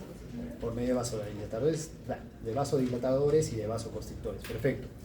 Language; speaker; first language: Spanish; native; Spanish